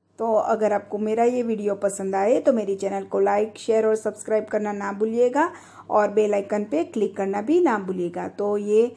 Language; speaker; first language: Hindi; non-native, local second language; Gujarati